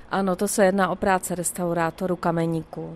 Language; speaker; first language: Czech; native; Czech